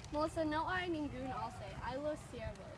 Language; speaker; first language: Spanish; non-native, learner; English